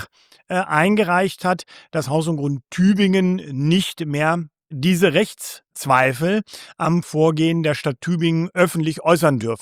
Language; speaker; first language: German; native; German